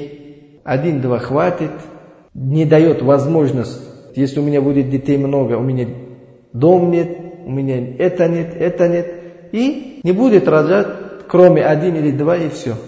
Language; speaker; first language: Russian; non-native, learner; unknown